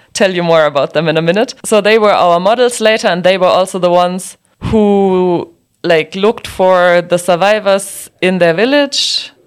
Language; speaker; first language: English; non-native, fluent; German